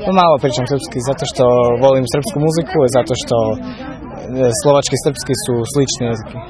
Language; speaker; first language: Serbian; non-native, learner; Slovak